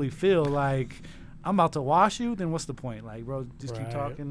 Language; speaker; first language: English; native; English